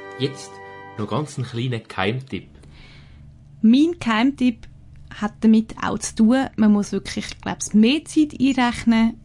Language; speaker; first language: German; native; German